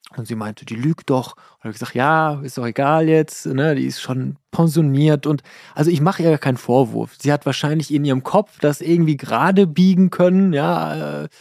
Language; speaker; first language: German; early bilingual, other home language; Persian